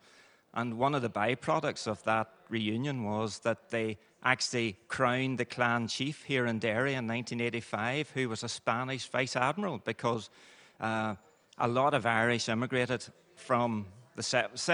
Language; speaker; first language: English; native; English